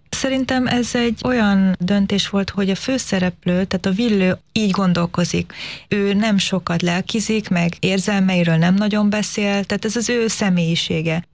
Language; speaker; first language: Hungarian; early bilingual, heritage; English